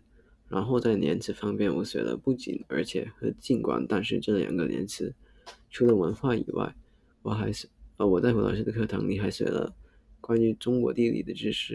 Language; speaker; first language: Chinese; non-native, local second language; Cantonese